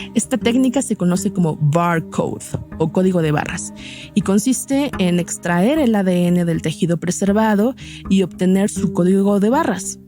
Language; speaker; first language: Spanish; native; Spanish